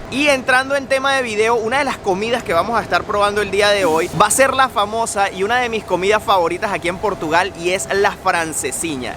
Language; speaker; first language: Spanish; native; Spanish